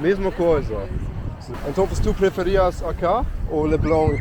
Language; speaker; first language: Portuguese; non-native, learner; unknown